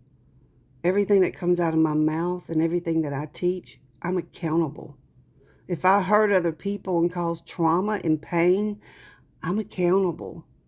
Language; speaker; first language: English; native; English